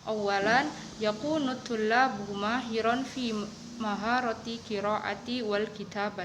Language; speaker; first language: Arabic; non-native, learner; Indonesian